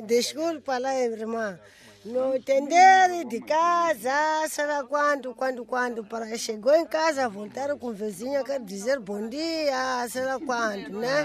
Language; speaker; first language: Portuguese; non-native, local second language; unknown